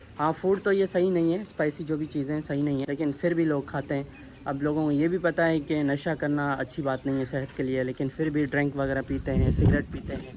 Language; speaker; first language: Urdu; non-native, local second language; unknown